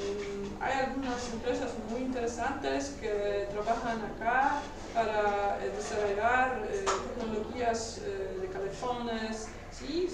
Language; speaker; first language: Spanish; non-native, learner; Polish